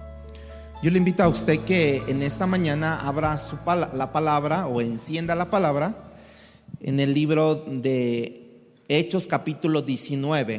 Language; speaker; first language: Spanish; native; Spanish